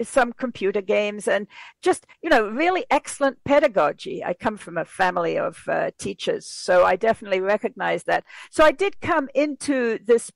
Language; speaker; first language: English; native; English